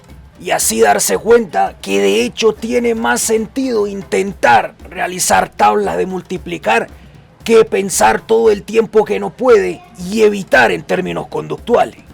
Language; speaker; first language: Spanish; native; Spanish